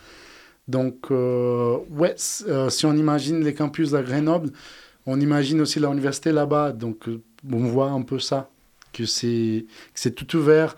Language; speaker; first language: French; non-native, fluent; Portuguese